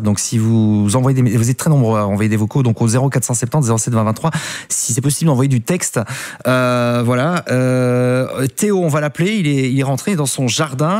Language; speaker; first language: French; native; French